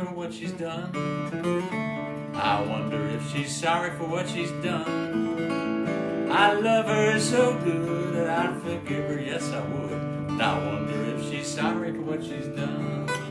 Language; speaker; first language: English; early bilingual, other home language; French